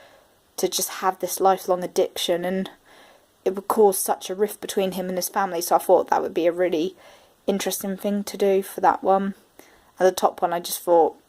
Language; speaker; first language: English; native; English